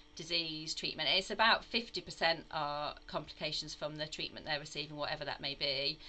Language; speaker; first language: English; native; English